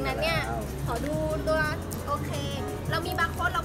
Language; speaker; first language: Thai; native; Thai